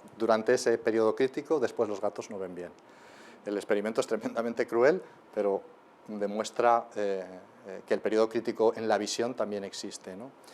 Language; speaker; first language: Spanish; native; Spanish